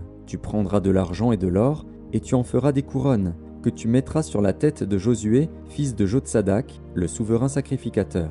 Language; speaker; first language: French; native; French